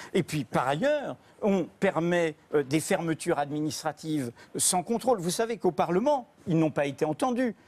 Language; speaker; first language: French; native; French